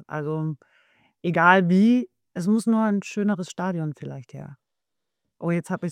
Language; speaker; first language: German; native; German